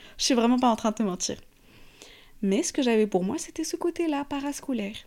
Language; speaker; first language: French; non-native, fluent; Arabic